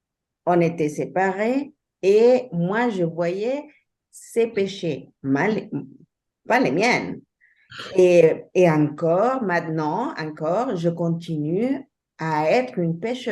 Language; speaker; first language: French; non-native, fluent; Spanish